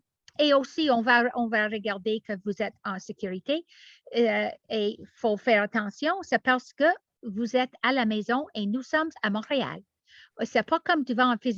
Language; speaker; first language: French; non-native, learner; English